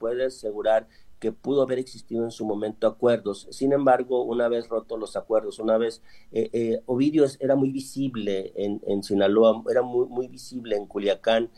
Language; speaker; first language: Spanish; native; Spanish